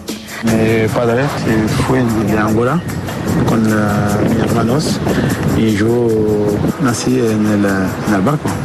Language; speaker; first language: Spanish; non-native, learner; French